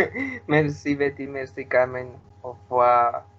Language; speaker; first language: French; non-native, learner; Spanish